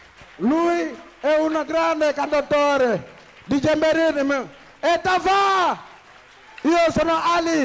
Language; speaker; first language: Italian; non-native, learner; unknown